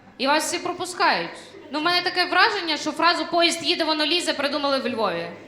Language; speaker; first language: Ukrainian; non-native, local second language; Russian